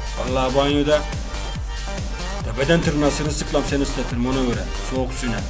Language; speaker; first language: Turkish; native; Turkish